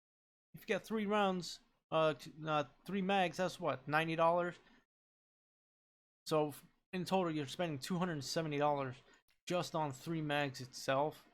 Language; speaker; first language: English; native; English